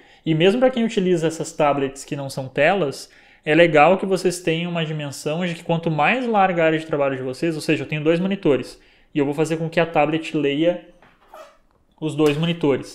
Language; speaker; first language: Portuguese; native; Portuguese